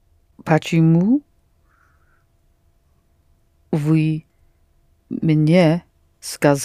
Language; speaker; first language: Russian; non-native, learner; English